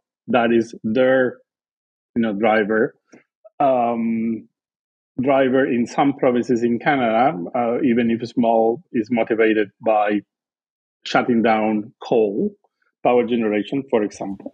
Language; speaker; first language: English; non-native, fluent; Spanish